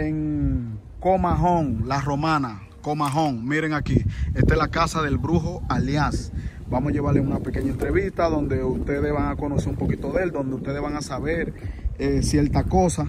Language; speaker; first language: Spanish; native; Spanish